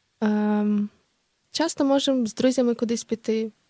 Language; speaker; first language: Ukrainian; native; Ukrainian